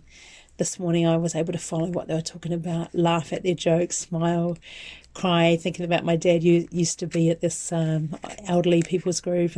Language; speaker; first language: English; native; English